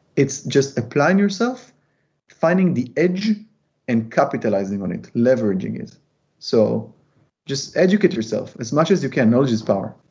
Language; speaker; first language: English; non-native, fluent; Hebrew